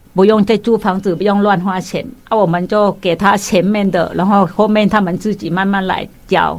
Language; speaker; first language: Chinese; non-native, fluent; Vietnamese